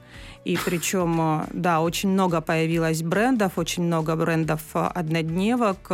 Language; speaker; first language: Russian; native; Russian